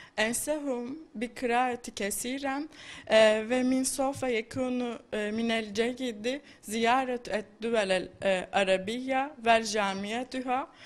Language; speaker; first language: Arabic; non-native, learner; Turkish